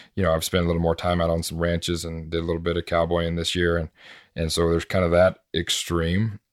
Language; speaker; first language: English; native; English